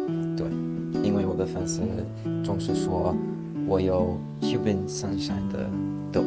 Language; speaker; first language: Chinese; non-native, learner; English